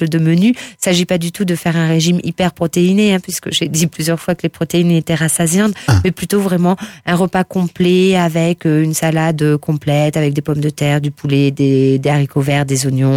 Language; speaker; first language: French; native; French